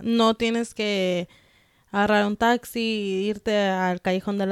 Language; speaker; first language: Spanish; early bilingual, heritage; Spanish